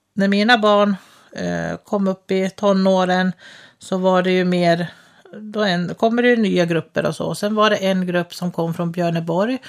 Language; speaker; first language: Swedish; early bilingual, other home language; Finnish